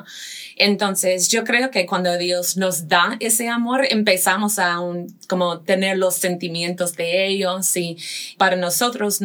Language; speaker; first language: Spanish; non-native, fluent; English